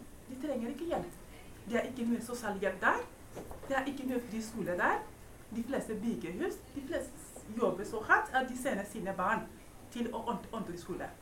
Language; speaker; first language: Norwegian; non-native, fluent; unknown